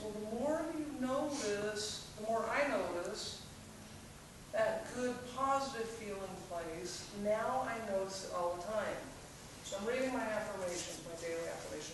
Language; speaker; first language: English; native; English